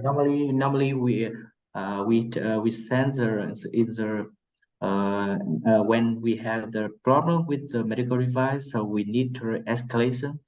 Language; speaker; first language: English; non-native, learner; Vietnamese